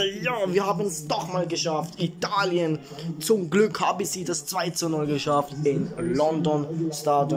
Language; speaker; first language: German; early bilingual, other home language; Italian